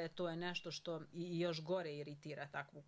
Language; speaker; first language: Croatian; native; Croatian